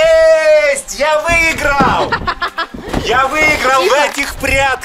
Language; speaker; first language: Russian; native; Russian